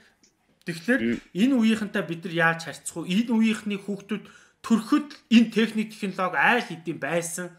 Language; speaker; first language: Mongolian; native; Mongolian